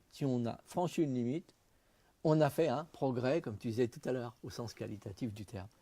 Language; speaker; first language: French; native; French